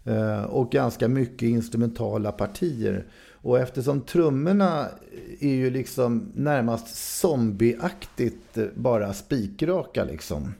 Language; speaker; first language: Swedish; native; Swedish